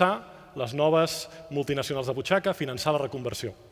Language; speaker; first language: Catalan; native; Catalan